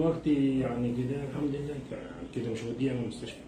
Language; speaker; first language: Arabic; native; Arabic